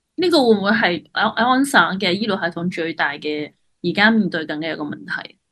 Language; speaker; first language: Cantonese; native; Cantonese